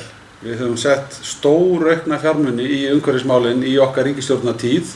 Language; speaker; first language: Icelandic; native; Icelandic